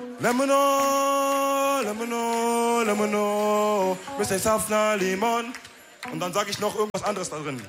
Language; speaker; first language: German; early bilingual, other home language; Wolof